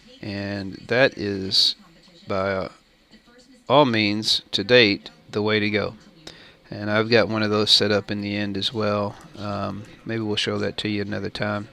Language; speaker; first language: English; native; English